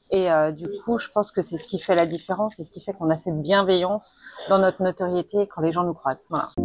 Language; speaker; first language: French; early bilingual, other home language; Spanish